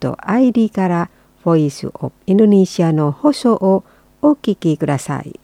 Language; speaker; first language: Japanese; non-native, fluent; Indonesian